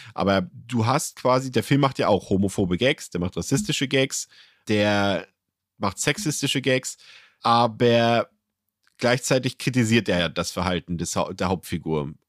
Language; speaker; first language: German; native; German